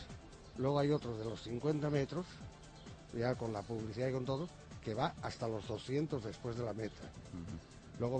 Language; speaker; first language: Spanish; native; Spanish